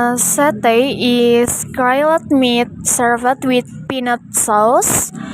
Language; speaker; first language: English; non-native, learner; Indonesian